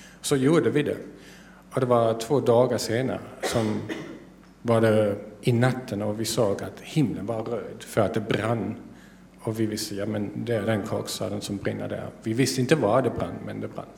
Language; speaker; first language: Swedish; non-native, fluent; German